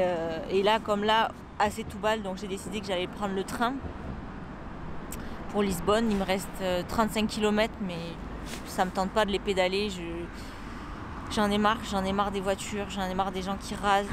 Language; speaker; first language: French; native; French